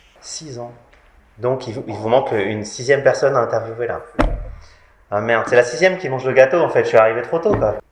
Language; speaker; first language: French; native; French